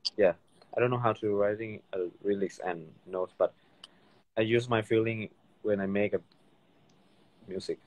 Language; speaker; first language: English; non-native, learner; Thai